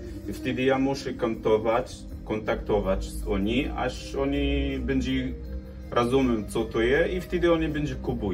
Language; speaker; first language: Polish; non-native, learner; Arabic